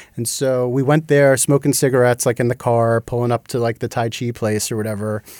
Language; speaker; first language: English; native; English